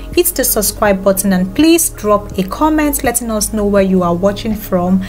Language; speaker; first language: English; non-native, local second language; Yoruba